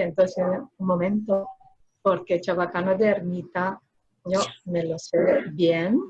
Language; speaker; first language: Spanish; non-native, fluent; Filipino